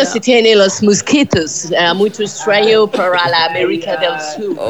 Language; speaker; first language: Spanish; non-native, learner; French